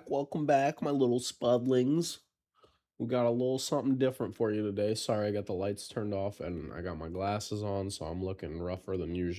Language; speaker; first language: English; native; English